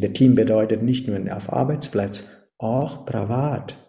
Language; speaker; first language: German; non-native, fluent; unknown